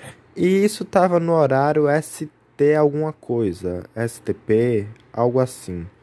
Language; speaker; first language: Portuguese; native; Portuguese